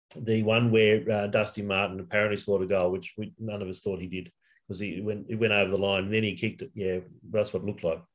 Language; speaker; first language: English; native; English